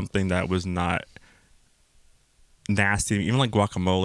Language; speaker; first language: English; native; English